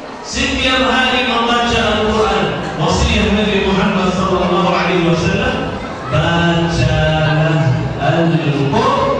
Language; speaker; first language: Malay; non-native, fluent; Arabic